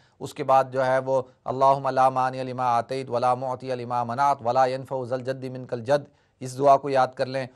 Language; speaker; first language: Urdu; native; Urdu